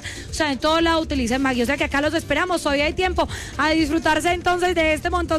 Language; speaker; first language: Spanish; native; Spanish